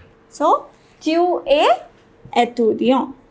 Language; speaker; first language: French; non-native, fluent; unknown